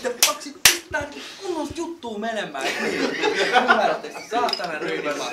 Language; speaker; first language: Finnish; native; Finnish